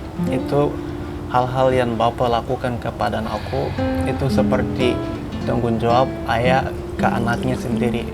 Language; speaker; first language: Indonesian; non-native, fluent; Hausa